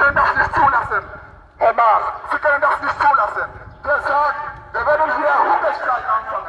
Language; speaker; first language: German; non-native, fluent; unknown